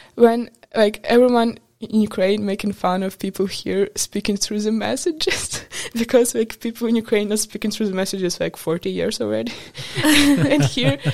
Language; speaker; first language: English; non-native, fluent; Ukrainian